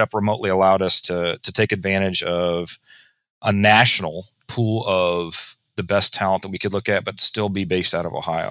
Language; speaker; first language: English; native; English